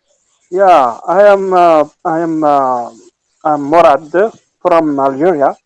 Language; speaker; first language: English; non-native, local second language; Arabic